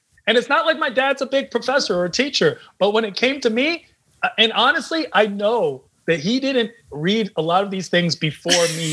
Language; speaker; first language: English; native; English